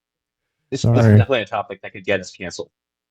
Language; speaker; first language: English; native; English